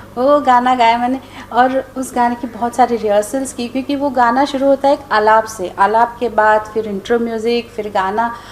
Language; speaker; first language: Hindi; non-native, local second language; Marathi